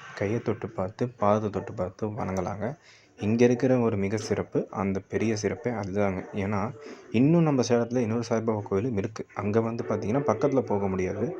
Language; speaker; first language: Tamil; native; Tamil